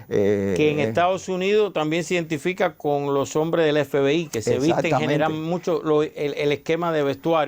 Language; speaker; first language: Spanish; native; Spanish